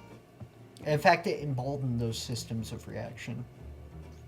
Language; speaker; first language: English; native; English